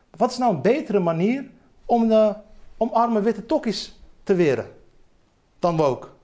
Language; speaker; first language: Dutch; early bilingual, other home language; Turkish